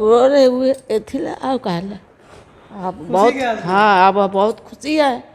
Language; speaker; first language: Hindi; non-native, local second language; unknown